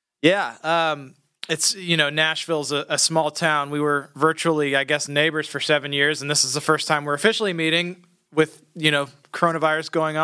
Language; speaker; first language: English; native; English